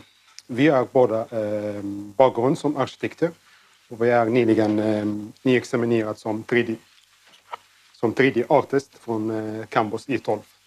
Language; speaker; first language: Swedish; non-native, learner; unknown